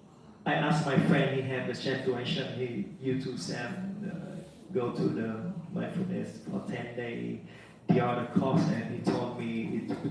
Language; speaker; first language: English; non-native, learner; Vietnamese